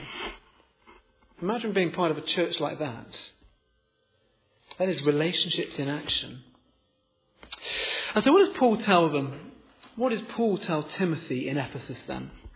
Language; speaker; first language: English; native; English